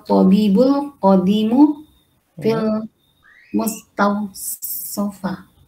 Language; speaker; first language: Arabic; non-native, learner; Indonesian